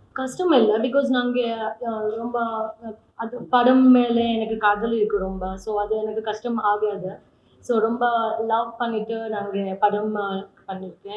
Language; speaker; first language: Tamil; non-native, fluent; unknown